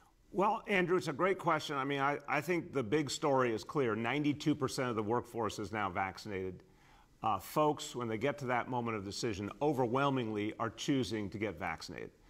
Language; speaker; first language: English; native; English